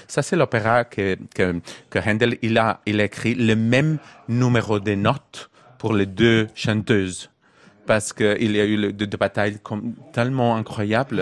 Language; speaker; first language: French; non-native, learner; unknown